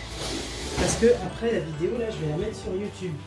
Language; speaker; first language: French; native; French